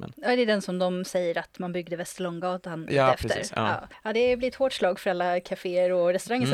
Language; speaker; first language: Swedish; native; Swedish